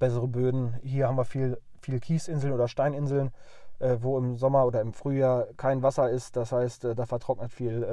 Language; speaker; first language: German; native; German